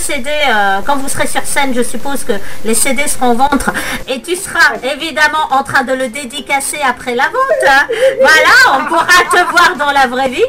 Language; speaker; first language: French; native; French